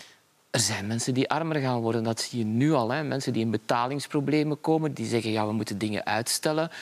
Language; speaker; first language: Dutch; native; Dutch